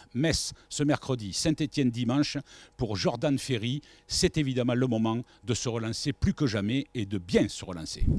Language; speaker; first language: French; native; French